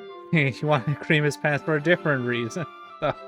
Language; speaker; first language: English; native; English